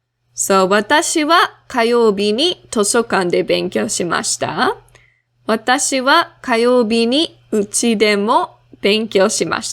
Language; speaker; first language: Japanese; non-native, fluent; English